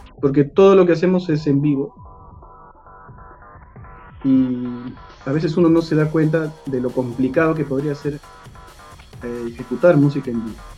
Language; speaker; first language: Spanish; native; Spanish